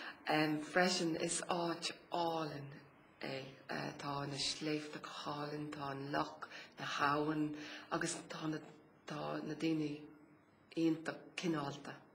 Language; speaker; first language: Irish; non-native, local second language; English